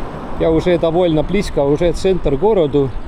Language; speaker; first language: Russian; non-native, local second language; Estonian